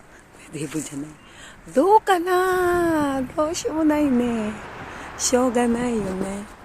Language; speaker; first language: Japanese; non-native, learner; Filipino